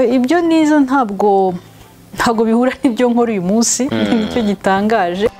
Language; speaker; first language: Kinyarwanda; early bilingual, heritage; French